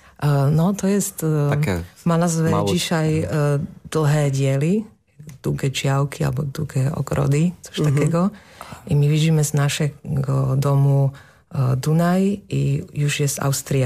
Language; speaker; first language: Polish; non-native, learner; Slovak